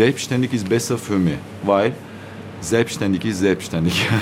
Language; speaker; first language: German; non-native, learner; Turkish